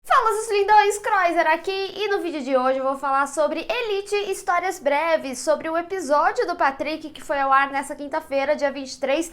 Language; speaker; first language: Portuguese; native; Portuguese